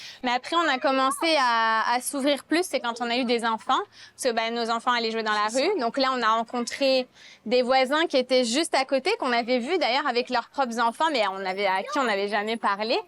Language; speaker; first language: French; native; French